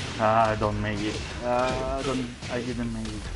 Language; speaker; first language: English; non-native, learner; Italian